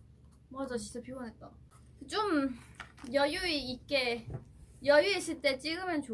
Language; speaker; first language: Korean; non-native, fluent; Thai